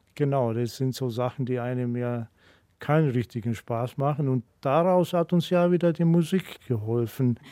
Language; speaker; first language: German; non-native, fluent; Greek